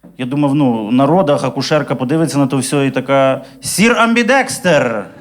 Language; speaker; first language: Ukrainian; native; Ukrainian